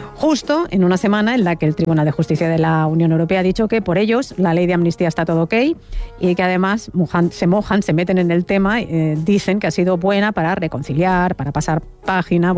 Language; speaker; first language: Spanish; native; Spanish